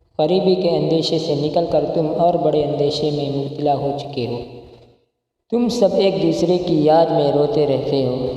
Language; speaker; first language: Urdu; non-native, local second language; Punjabi